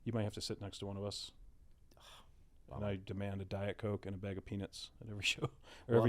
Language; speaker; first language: English; native; English